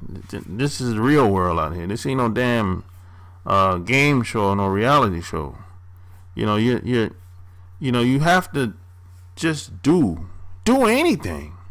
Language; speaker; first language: English; native; English